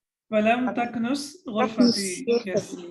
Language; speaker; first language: Arabic; non-native, fluent; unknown